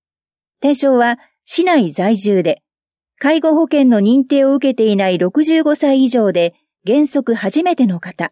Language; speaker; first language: Japanese; native; Japanese